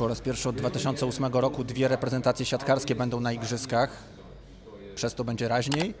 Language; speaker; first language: Polish; native; Polish